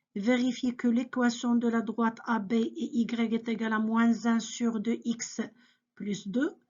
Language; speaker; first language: French; non-native, local second language; Arabic